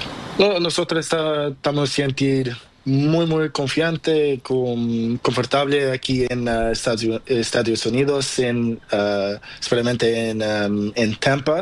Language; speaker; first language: Spanish; non-native, learner; Portuguese